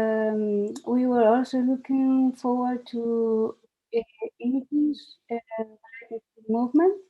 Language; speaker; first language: English; non-native, learner; Spanish